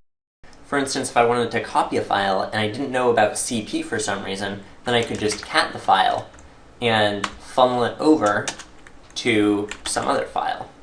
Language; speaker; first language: English; native; English